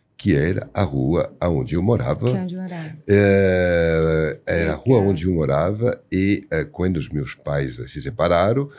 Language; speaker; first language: Portuguese; non-native, fluent; French